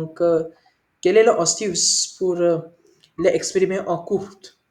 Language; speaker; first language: French; non-native, learner; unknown